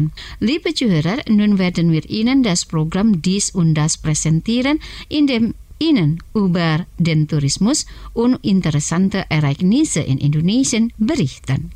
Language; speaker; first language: German; non-native, fluent; Indonesian